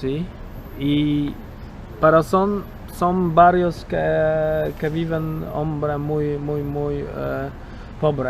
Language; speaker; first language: Spanish; non-native, learner; Polish